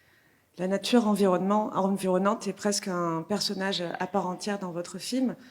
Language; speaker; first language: French; native; French